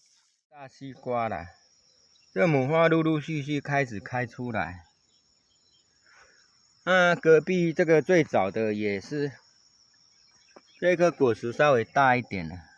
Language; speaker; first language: Chinese; non-native, local second language; Min Nan Chinese